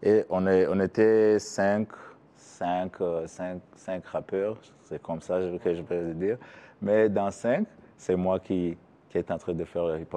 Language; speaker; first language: French; non-native, learner; Kinyarwanda